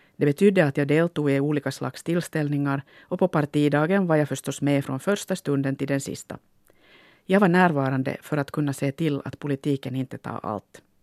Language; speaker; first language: Swedish; non-native, local second language; Finnish